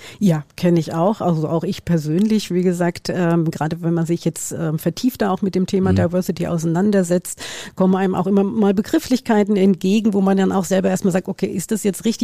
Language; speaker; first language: German; native; German